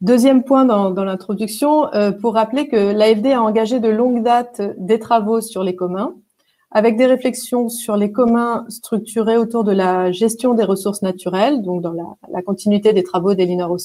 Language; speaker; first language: French; native; French